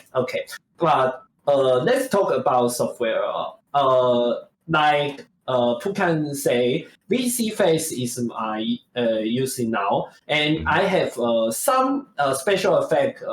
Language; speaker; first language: English; non-native, learner; Chinese